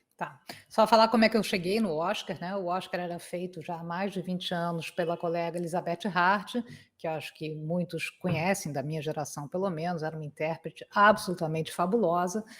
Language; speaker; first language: Portuguese; native; Portuguese